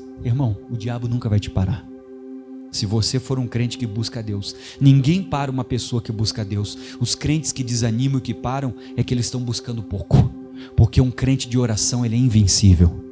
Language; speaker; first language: Portuguese; native; Portuguese